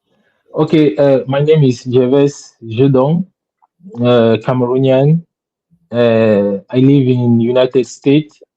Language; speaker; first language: English; non-native, learner; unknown